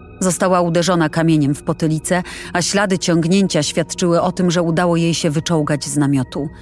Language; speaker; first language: Polish; native; Polish